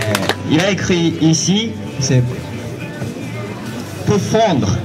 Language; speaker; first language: French; non-native, fluent; Japanese